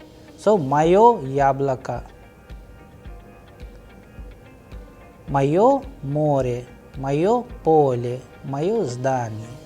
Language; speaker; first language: Russian; non-native, fluent; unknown